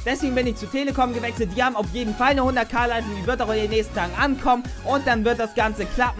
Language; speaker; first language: German; native; German